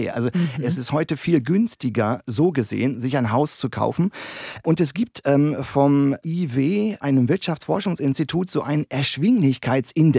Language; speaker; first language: German; native; German